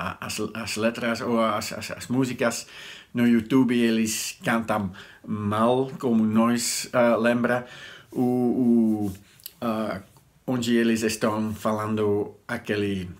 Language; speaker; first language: Portuguese; non-native, learner; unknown